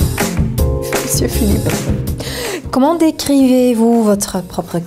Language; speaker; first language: French; non-native, local second language; Dutch